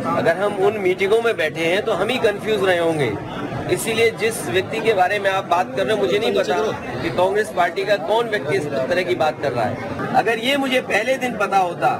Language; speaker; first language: Hindi; native; Hindi